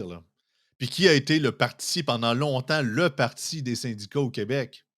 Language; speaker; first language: French; native; French